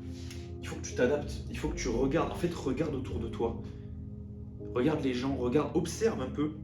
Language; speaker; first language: French; native; French